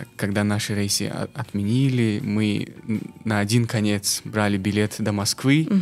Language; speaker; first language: Russian; non-native, local second language; Persian